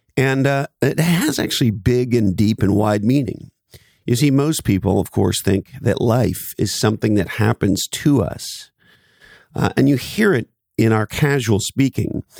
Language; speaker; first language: English; native; English